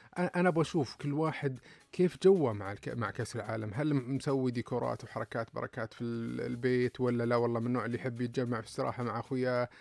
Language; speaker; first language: Arabic; native; Arabic